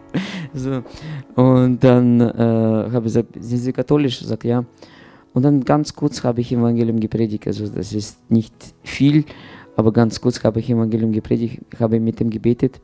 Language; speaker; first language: German; non-native, fluent; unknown